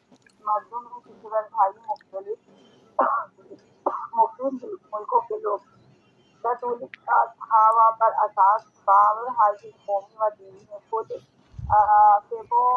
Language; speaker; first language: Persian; non-native, learner; Urdu